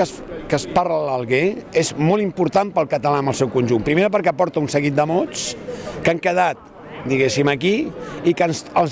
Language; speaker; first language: Catalan; native; Catalan